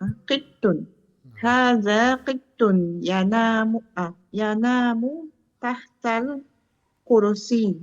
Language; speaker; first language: Arabic; non-native, learner; Indonesian